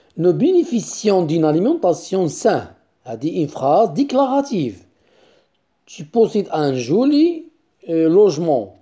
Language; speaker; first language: French; non-native, local second language; Arabic